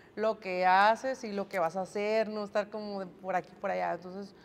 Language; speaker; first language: Spanish; native; Spanish